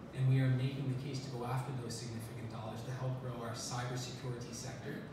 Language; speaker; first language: English; native; English